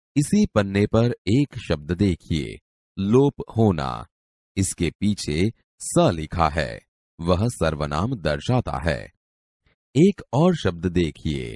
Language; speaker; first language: Hindi; non-native, local second language; Gujarati